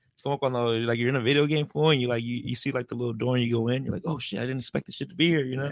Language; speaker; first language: English; early bilingual, other home language; Spanish